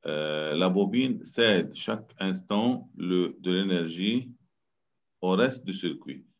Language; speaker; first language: French; non-native, local second language; Arabic